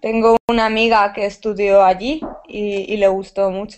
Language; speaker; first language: Spanish; native; Spanish